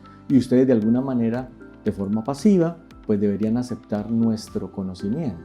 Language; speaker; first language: Spanish; native; Spanish